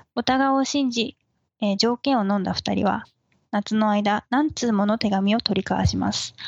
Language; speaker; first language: Japanese; native; Japanese